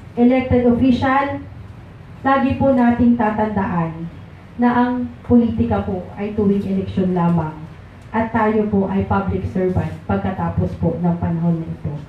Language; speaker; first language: Filipino; non-native, local second language; Pangasinan